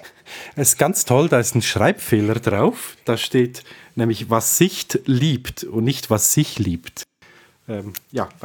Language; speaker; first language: German; native; German